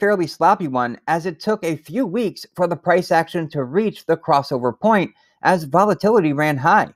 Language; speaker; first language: English; native; English